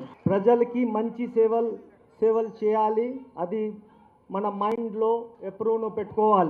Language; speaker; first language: Telugu; non-native, fluent; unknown